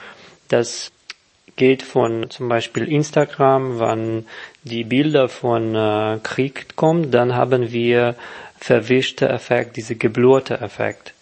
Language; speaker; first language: German; non-native, learner; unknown